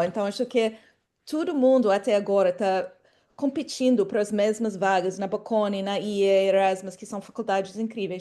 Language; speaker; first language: Portuguese; non-native, fluent; English